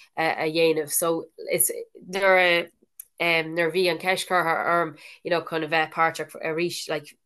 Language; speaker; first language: Irish; non-native, local second language; English